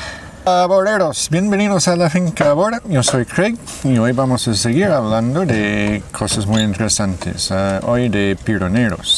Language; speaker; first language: Spanish; non-native, fluent; English